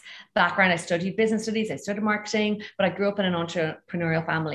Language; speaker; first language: English; native; English